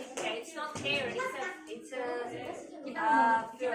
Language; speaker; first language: English; non-native, learner; Indonesian